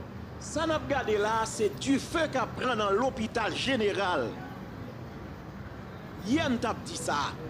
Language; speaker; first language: French; non-native, local second language; Haitian Creole